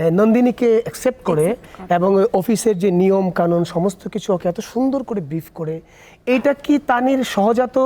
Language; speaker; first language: Bangla; native; Bangla